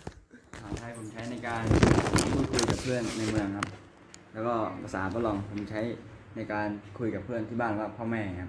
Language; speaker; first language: Thai; non-native, local second language; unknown